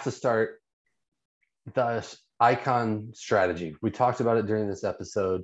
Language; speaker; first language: English; native; English